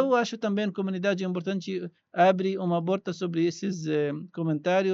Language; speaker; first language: Portuguese; non-native, learner; Arabic